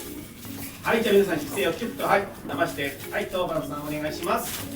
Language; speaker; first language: Japanese; native; Japanese